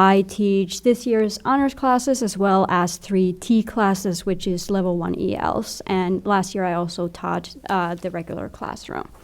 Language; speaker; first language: English; non-native, fluent; Finnish